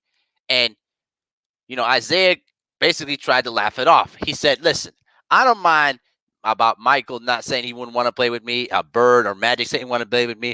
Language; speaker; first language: English; native; English